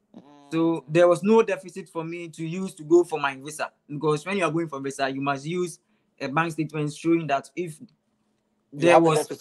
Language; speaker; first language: English; non-native, local second language; Akan